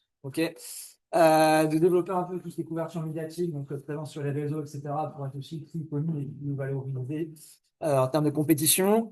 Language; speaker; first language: French; native; French